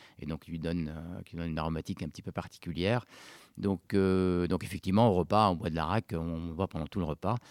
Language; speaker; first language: French; non-native, local second language; Arabic